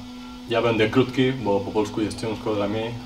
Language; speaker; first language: Polish; non-native, learner; Spanish